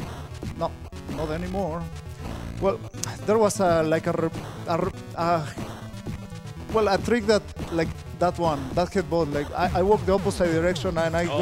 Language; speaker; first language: English; non-native, fluent; Spanish